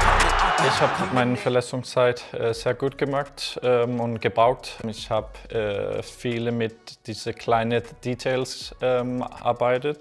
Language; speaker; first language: German; non-native, learner; Danish